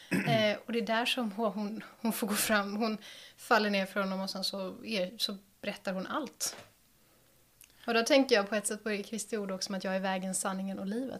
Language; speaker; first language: Swedish; native; Swedish